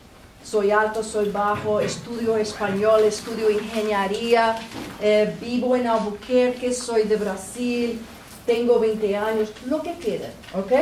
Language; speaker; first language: Spanish; non-native, fluent; Portuguese